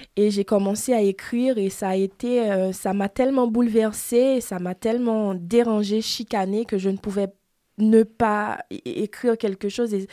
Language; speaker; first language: French; non-native, local second language; Haitian Creole